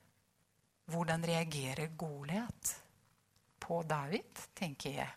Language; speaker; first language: Norwegian; non-native, fluent; Russian